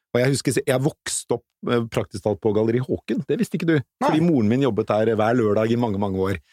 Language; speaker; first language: Norwegian; native; Norwegian